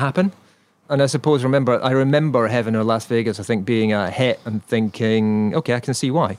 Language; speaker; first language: English; native; English